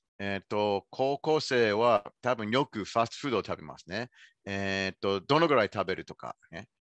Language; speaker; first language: Japanese; non-native, fluent; English